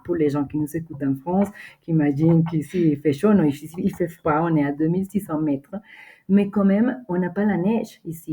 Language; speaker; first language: French; non-native, fluent; Spanish